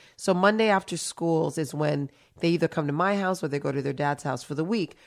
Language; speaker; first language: English; early bilingual, other home language; Haitian Creole